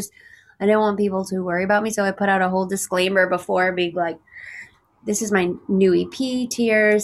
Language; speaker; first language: English; native; English